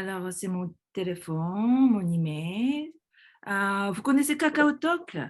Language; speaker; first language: French; early bilingual, other home language; Korean